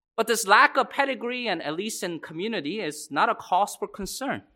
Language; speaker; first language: English; native; English